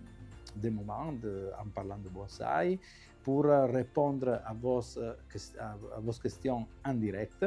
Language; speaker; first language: French; non-native, fluent; Italian